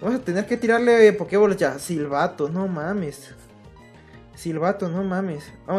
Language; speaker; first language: Spanish; native; Spanish